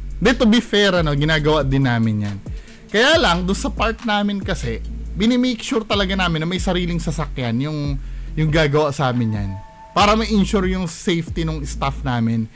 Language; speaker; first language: Filipino; native; Filipino